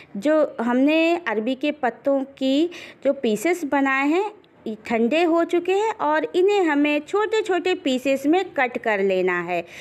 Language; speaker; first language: Hindi; native; Hindi